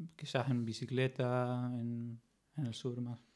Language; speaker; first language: Spanish; non-native, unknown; German